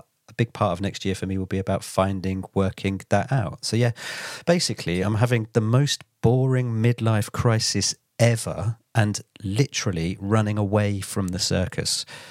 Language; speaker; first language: English; native; English